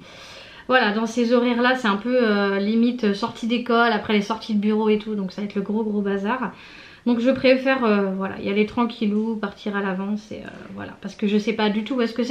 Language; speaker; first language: French; native; French